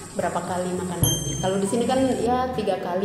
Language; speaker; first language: Indonesian; native; Indonesian